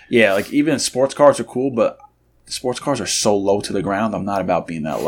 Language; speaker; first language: English; native; English